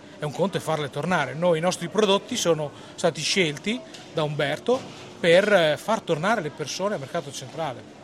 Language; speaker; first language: Italian; native; Italian